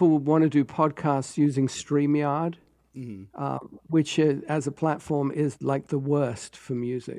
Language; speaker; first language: English; native; English